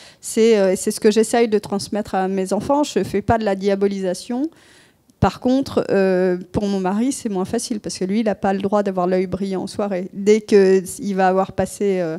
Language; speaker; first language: French; native; French